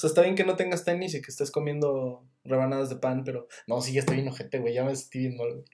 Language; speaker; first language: Spanish; native; Spanish